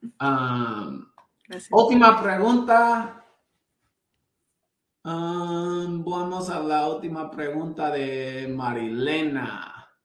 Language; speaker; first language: Spanish; non-native, fluent; English